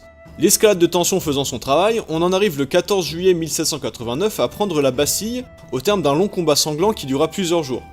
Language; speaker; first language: French; native; French